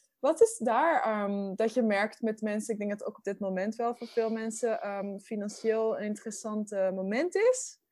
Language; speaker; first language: Dutch; native; Dutch